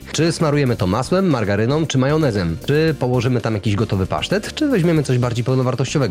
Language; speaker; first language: Polish; native; Polish